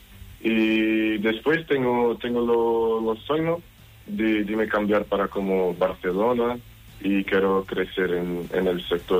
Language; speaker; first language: Spanish; non-native, learner; Portuguese